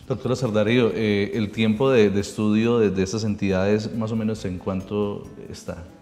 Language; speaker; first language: Spanish; native; Spanish